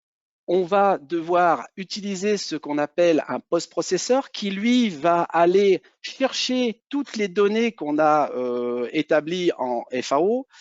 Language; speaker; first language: French; native; French